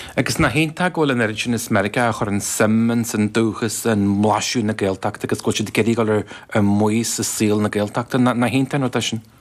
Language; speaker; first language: Irish; native; Irish